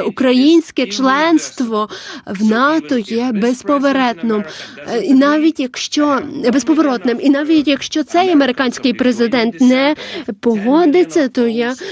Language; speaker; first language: Ukrainian; non-native, learner; Lithuanian